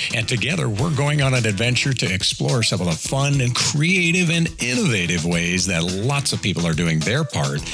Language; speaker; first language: English; native; English